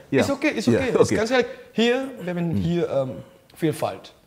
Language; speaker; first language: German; non-native, learner; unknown